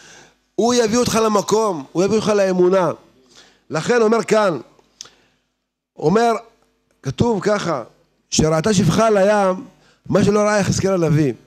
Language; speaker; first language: Hebrew; native; Hebrew